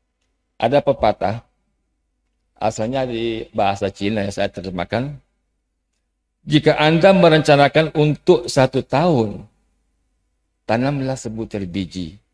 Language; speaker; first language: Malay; non-native, fluent; Javanese